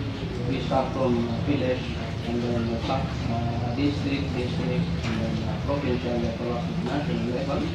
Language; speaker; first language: English; non-native, fluent; Indonesian